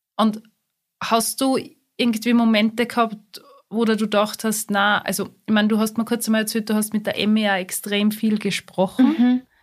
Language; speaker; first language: German; native; German